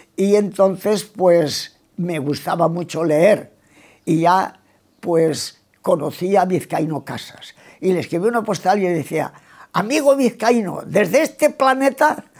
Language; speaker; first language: Spanish; non-native, local second language; Catalan